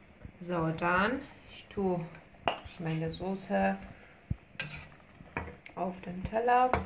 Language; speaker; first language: German; non-native, fluent; Persian